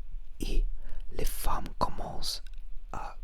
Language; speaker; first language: French; non-native, learner; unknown